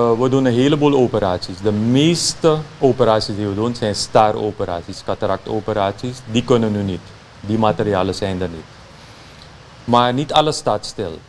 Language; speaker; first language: Dutch; native; Dutch